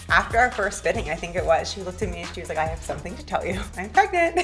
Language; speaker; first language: English; native; English